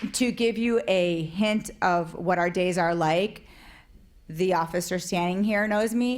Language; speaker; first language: English; native; English